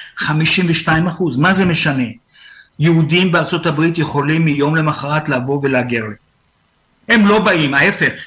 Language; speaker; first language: Hebrew; native; Hebrew